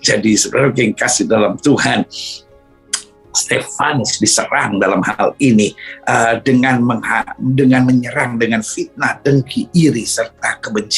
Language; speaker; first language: Indonesian; native; Indonesian